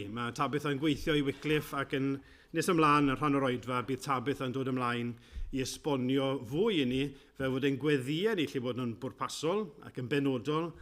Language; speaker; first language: Welsh; native; Welsh